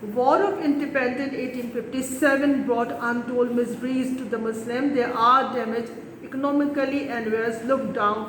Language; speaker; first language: English; non-native, local second language; Urdu